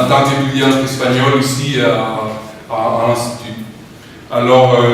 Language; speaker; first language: French; non-native, fluent; Spanish